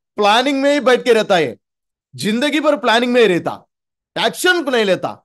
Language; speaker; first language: Hindi; non-native, local second language; Telugu